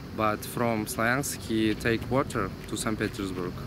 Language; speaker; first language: English; non-native, learner; Russian